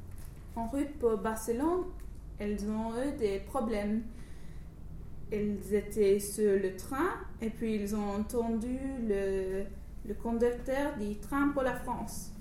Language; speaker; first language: French; non-native, learner; English